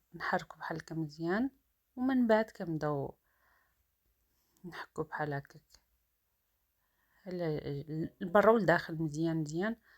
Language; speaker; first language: Arabic; native; Arabic